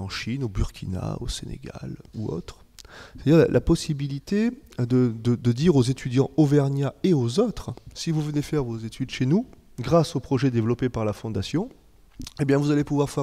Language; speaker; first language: French; native; French